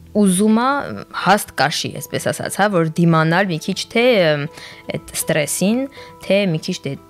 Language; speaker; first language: Armenian; early bilingual, heritage; French